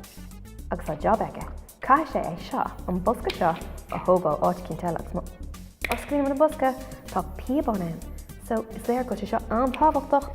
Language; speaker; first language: Irish; non-native, local second language; English